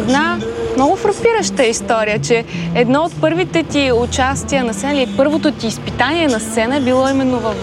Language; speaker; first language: Bulgarian; native; Bulgarian